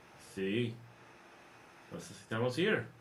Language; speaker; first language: Spanish; non-native, learner; English